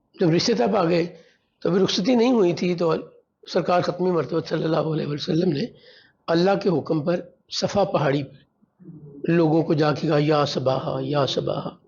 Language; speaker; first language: Urdu; non-native, local second language; Punjabi